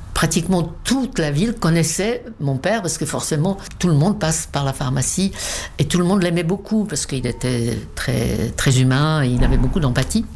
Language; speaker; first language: French; non-native, fluent; Czech